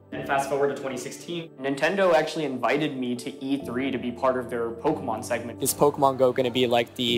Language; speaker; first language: English; native; English